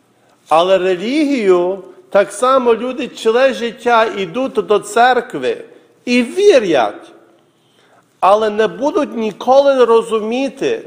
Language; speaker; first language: Ukrainian; early bilingual, heritage; Ukrainian